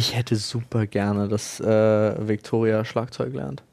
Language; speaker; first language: German; native; German